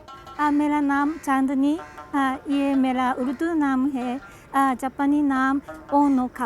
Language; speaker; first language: Hindi; non-native, learner; Japanese